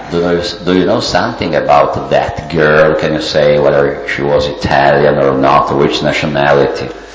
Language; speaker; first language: English; non-native, fluent; Italian